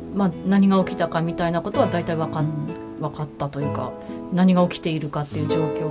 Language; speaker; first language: Japanese; native; Japanese